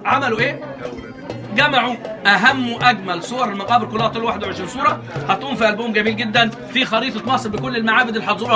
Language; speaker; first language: Arabic; native; Arabic